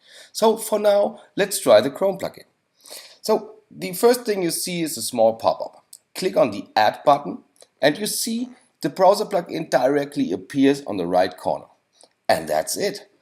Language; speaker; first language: English; non-native, fluent; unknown